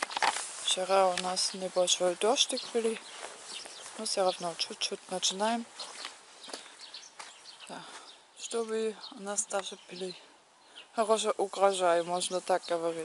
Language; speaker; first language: Russian; non-native, learner; German